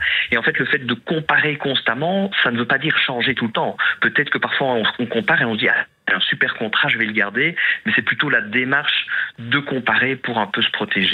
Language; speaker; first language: French; native; French